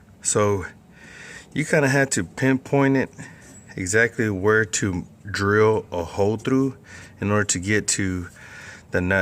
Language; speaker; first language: English; native; English